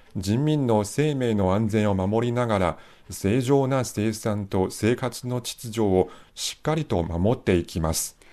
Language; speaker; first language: Japanese; non-native, fluent; Chinese